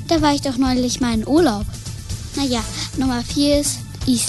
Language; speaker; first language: German; native; German